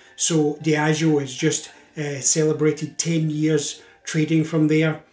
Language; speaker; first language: English; native; English